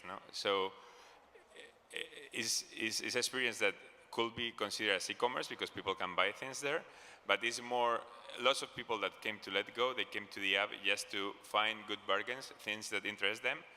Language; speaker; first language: English; non-native, fluent; Spanish